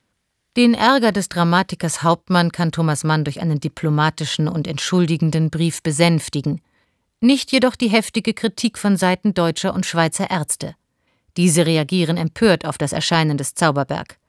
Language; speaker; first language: German; native; German